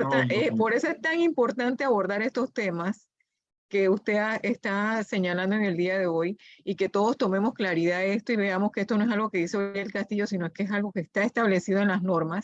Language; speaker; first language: Spanish; native; Spanish